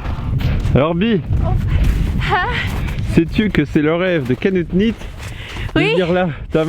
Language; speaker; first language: French; native; French